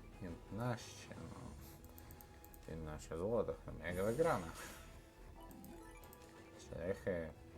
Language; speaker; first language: Polish; non-native, learner; Russian